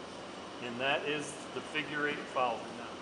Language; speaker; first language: English; native; English